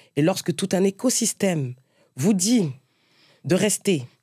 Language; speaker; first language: French; native; French